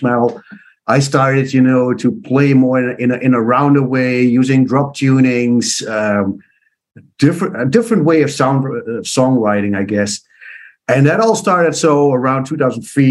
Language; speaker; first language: English; non-native, fluent; Dutch